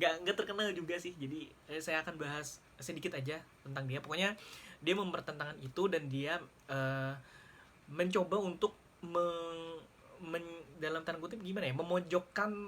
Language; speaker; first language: Indonesian; native; Indonesian